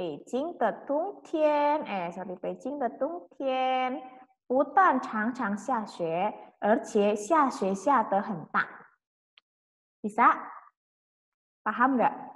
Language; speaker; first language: Chinese; non-native, fluent; Indonesian